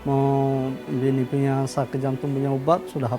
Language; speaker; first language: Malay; non-native, learner; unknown